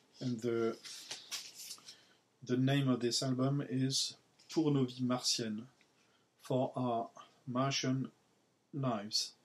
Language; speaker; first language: English; non-native, learner; French